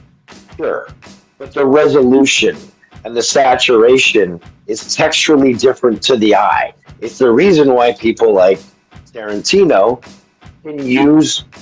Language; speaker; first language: English; native; English